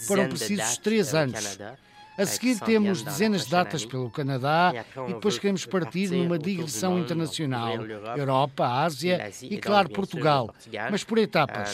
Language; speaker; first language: Portuguese; early bilingual, heritage; Portuguese